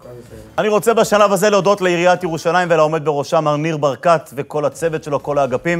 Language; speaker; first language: Hebrew; native; Hebrew